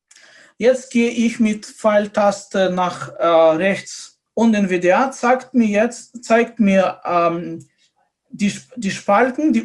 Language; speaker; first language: German; non-native, fluent; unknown